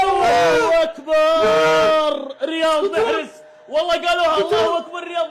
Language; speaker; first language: Arabic; native; Arabic